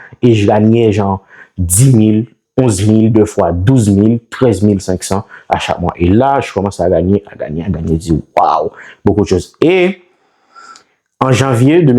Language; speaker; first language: French; non-native, local second language; Haitian Creole